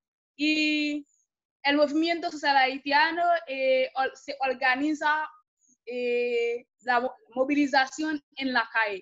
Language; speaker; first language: Spanish; non-native, fluent; Haitian Creole